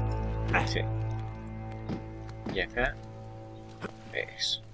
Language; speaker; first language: Spanish; native; Spanish